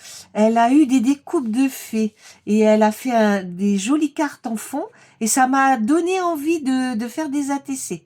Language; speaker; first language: French; native; French